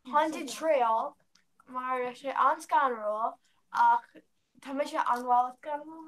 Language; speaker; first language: Irish; non-native, learner; English